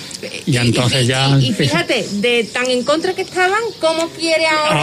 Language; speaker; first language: Spanish; native; Spanish